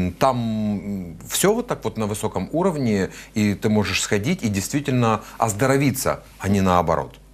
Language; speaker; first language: Russian; native; Russian